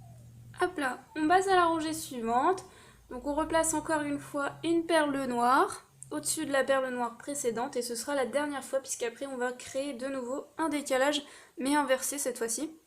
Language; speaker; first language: French; native; French